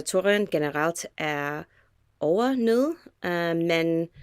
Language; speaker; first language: Danish; non-native, learner; English